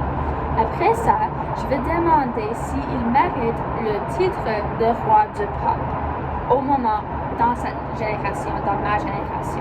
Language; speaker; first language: French; non-native, learner; English